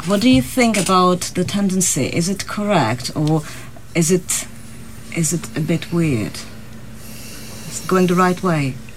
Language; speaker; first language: English; non-native, fluent; Czech